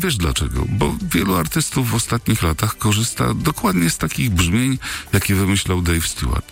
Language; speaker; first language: Polish; native; Polish